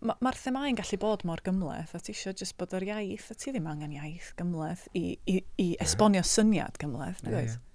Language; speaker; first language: Welsh; native; Welsh